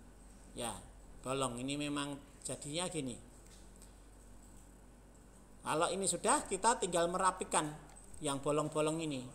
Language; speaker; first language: Indonesian; native; Indonesian